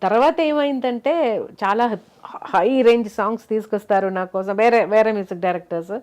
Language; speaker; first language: Telugu; non-native, local second language; Malayalam